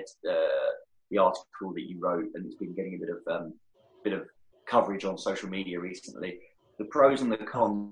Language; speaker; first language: English; native; English